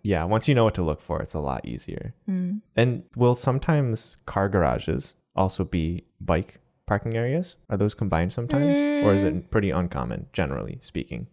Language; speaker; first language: English; native; English